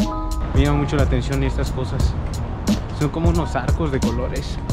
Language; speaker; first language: Spanish; native; Spanish